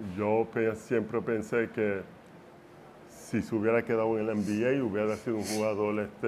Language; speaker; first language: Spanish; early bilingual, heritage; Spanish